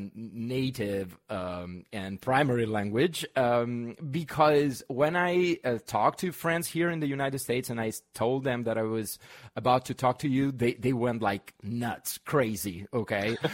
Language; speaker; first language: English; non-native, fluent; Italian